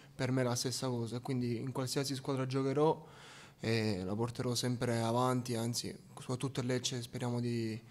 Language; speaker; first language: Italian; native; Italian